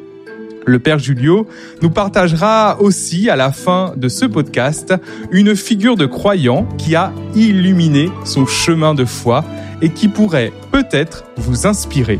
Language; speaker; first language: French; native; French